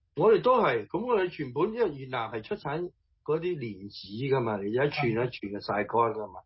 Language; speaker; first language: Chinese; early bilingual, heritage; Cantonese